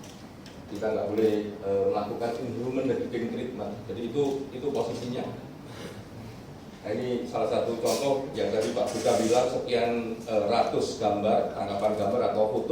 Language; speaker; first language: Indonesian; native; Indonesian